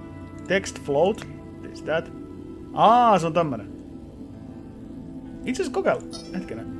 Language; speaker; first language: Finnish; native; Finnish